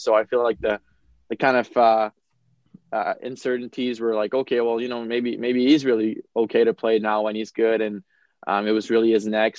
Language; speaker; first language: English; native; English